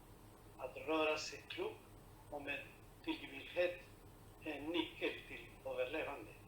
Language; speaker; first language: Swedish; non-native, fluent; Spanish